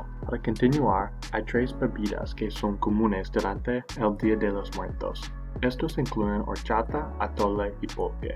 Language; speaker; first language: Spanish; non-native, learner; English